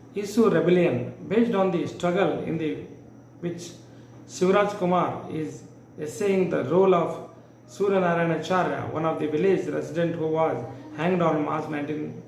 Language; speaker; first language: English; non-native, local second language; Kannada